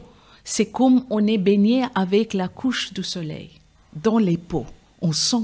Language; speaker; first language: French; non-native, fluent; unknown